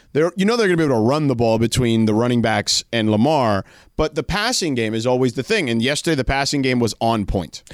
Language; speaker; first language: English; native; English